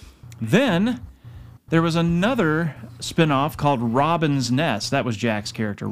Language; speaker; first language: English; native; English